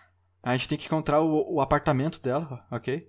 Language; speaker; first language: Portuguese; native; Portuguese